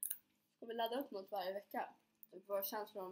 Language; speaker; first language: Swedish; native; Swedish